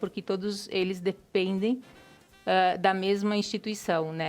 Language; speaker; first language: Portuguese; native; Portuguese